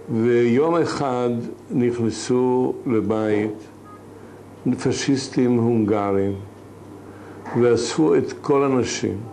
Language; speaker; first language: Hebrew; non-native, fluent; Hungarian